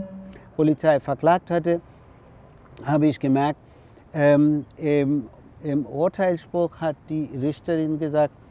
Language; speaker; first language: German; non-native, fluent; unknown